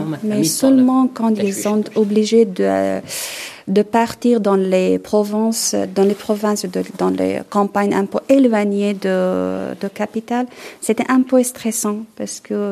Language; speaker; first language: French; non-native, learner; Persian